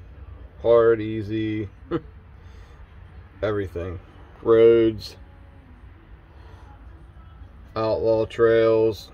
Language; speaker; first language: English; native; English